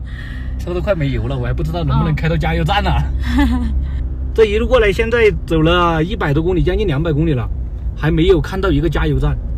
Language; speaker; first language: Chinese; native; Chinese